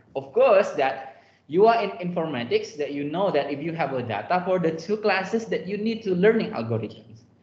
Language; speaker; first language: English; non-native, fluent; Indonesian